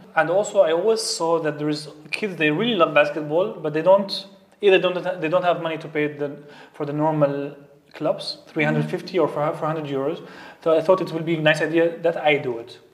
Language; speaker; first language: English; non-native, fluent; Arabic